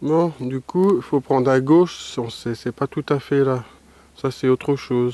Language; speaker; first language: French; native; French